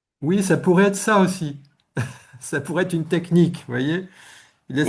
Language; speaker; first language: French; native; French